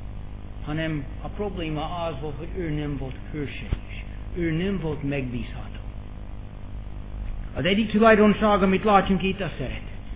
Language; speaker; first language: Hungarian; non-native, fluent; English